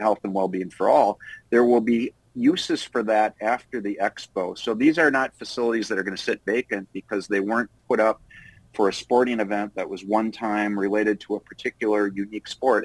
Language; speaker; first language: English; native; English